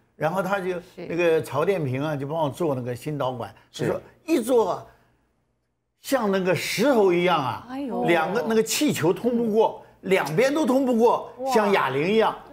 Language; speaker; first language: Chinese; native; Chinese